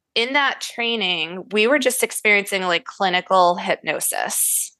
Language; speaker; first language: English; native; English